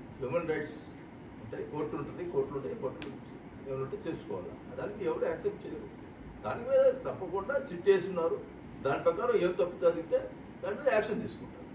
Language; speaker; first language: Telugu; native; Telugu